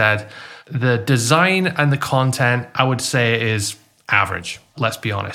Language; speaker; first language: English; native; English